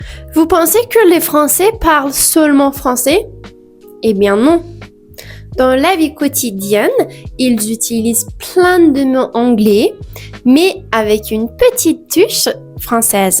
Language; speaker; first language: French; non-native, fluent; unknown